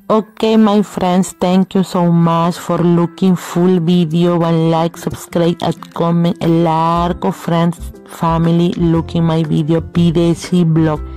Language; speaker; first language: English; non-native, learner; Spanish